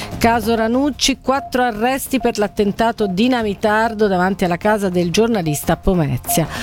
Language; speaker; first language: Italian; native; Italian